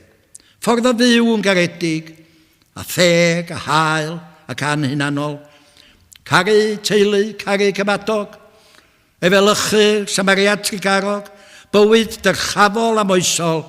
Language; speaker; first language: Welsh; native; Welsh